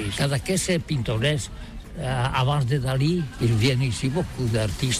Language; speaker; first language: French; non-native, learner; Catalan